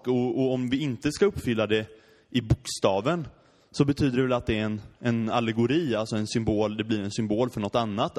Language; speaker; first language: Swedish; native; Swedish